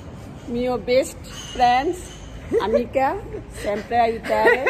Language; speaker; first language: Italian; non-native, learner; Bangla